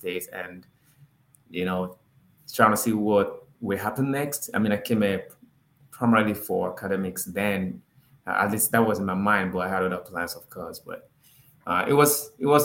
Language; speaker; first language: English; non-native, local second language; Yoruba